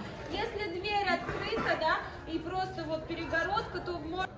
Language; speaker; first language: Russian; native; Russian